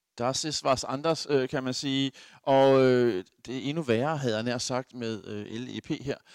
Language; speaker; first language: Danish; native; Danish